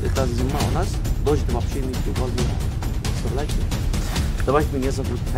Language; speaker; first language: Russian; non-native, learner; Arabic